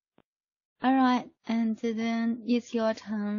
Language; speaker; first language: English; non-native, fluent; Chinese